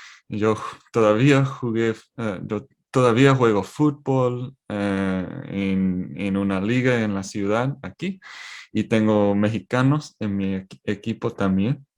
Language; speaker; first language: Spanish; non-native, learner; English